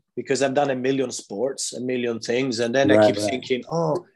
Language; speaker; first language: English; non-native, fluent; Italian